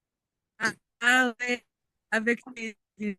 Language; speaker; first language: French; non-native, learner; English